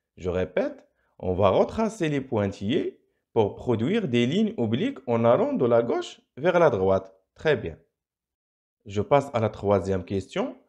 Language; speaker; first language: French; non-native, local second language; Arabic